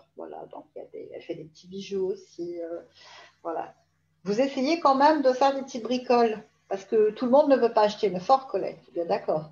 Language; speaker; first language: French; native; French